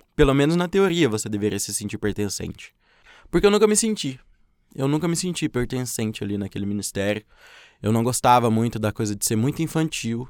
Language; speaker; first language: Portuguese; native; Portuguese